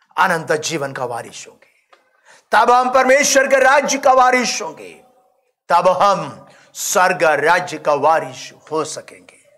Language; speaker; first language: Hindi; non-native, local second language; Malayalam